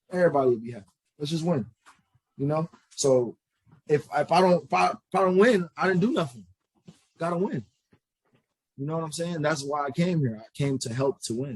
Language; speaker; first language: English; native; English